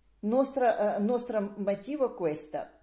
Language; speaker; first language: Italian; non-native, learner; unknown